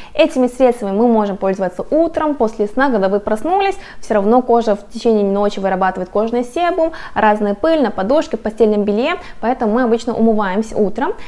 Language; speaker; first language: Russian; non-native, fluent; Korean